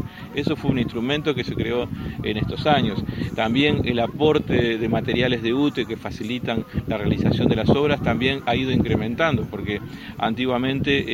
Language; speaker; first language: Spanish; native; Spanish